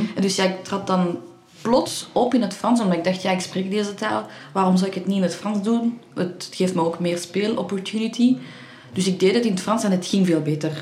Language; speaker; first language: Dutch; early bilingual, other home language; Persian